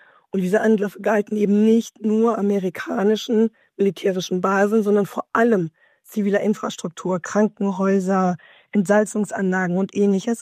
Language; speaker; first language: German; native; German